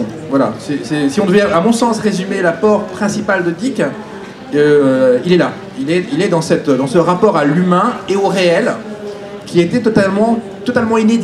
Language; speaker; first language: French; native; French